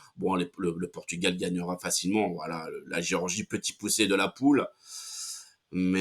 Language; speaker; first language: French; native; French